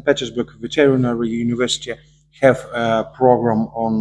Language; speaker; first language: English; non-native, learner; Russian